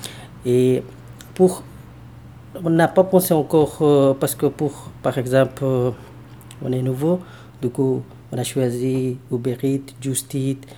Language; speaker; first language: French; non-native, learner; Bangla